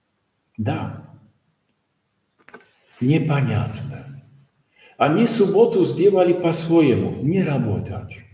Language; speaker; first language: Russian; non-native, learner; Polish